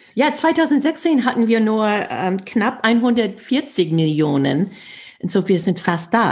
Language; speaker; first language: German; non-native, fluent; English